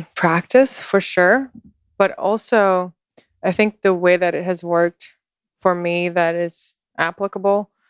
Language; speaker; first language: English; non-native, fluent; Russian